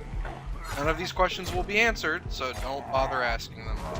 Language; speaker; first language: English; native; English